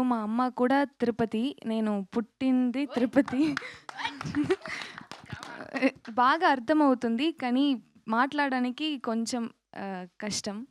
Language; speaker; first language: Telugu; non-native, local second language; Tamil